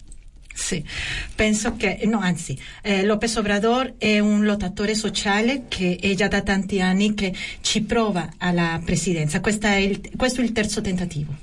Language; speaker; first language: Italian; non-native, fluent; Spanish